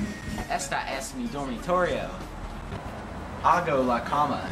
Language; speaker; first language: Spanish; non-native, learner; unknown